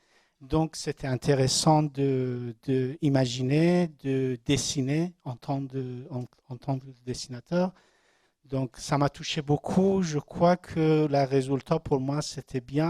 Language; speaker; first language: French; non-native, learner; Persian